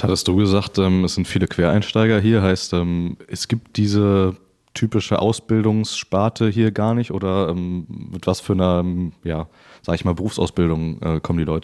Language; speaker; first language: German; native; German